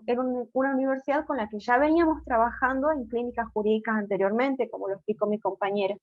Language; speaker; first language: Spanish; native; Spanish